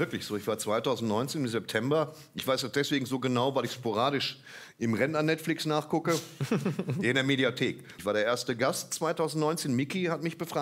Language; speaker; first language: German; native; German